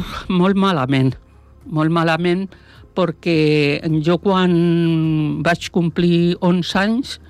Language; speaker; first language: Catalan; non-native, local second language; Spanish